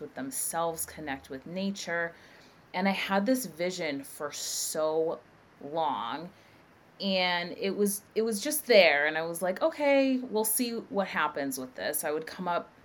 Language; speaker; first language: English; native; English